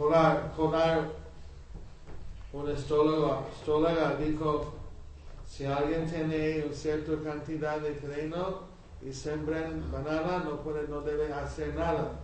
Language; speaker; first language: Spanish; non-native, learner; English